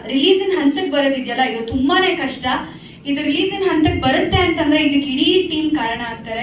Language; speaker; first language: Kannada; native; Kannada